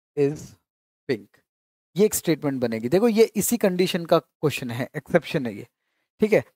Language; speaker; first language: Hindi; native; Hindi